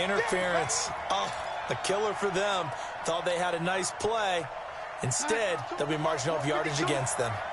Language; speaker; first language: English; native; English